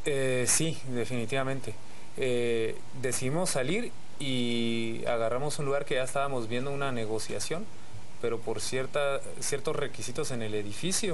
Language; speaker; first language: Spanish; native; Spanish